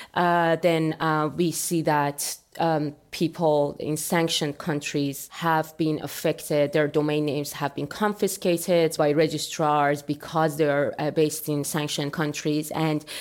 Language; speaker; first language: English; non-native, fluent; Persian